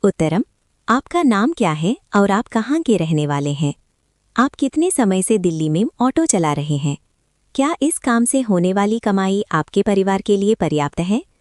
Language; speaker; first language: Hindi; non-native, local second language; Malayalam